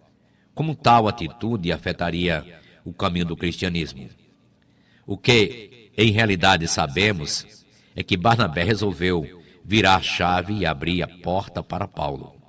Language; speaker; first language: Portuguese; native; Portuguese